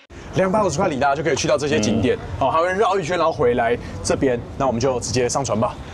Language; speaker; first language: Chinese; native; Chinese